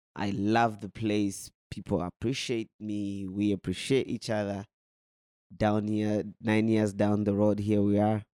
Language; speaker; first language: English; non-native, local second language; Ganda